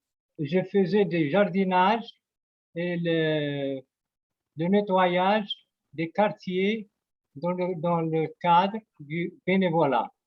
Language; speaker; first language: French; non-native, local second language; Arabic